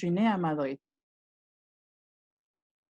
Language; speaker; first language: French; non-native, fluent; Spanish